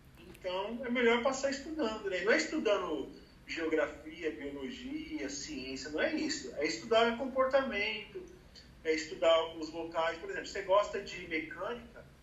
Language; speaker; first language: Portuguese; native; Portuguese